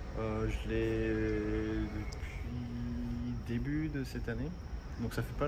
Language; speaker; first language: French; non-native, fluent; Japanese